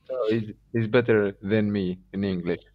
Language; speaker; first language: English; non-native, learner; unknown